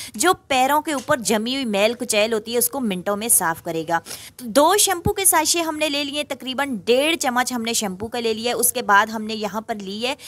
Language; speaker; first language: Urdu; native; Urdu